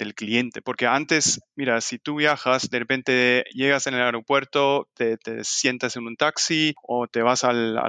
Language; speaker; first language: Spanish; non-native, fluent; German